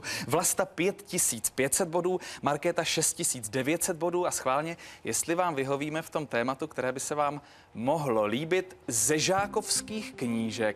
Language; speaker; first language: Czech; native; Czech